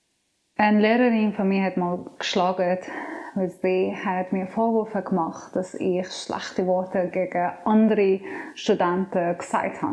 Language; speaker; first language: German; non-native, fluent; Persian